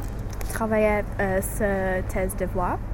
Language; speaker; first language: French; non-native, learner; English